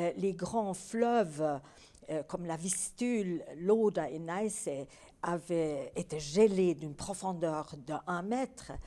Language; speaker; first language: French; early bilingual, other home language; Polish